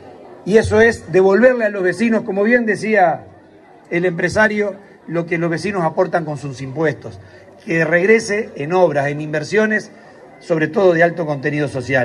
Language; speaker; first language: Spanish; native; Spanish